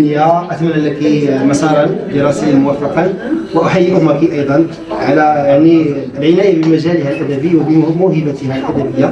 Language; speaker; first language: Arabic; native; Arabic